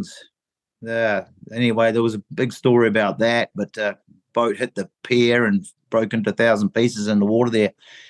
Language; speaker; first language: English; native; English